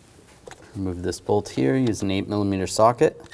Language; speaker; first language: English; native; English